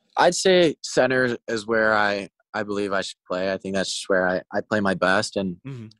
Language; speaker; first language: English; native; English